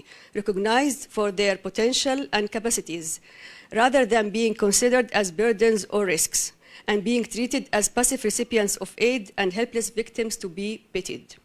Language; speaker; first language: English; non-native, fluent; Arabic